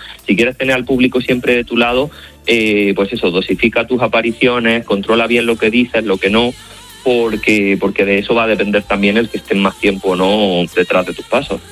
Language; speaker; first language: Spanish; native; Spanish